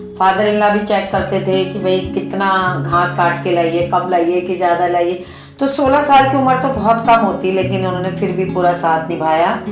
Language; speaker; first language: Hindi; native; Hindi